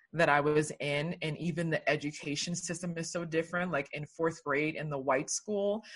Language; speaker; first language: English; early bilingual, other home language; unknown